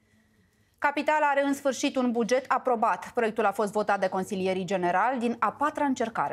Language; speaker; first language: Romanian; native; Romanian